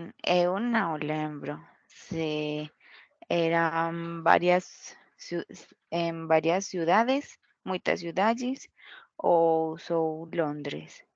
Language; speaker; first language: Portuguese; non-native, fluent; Spanish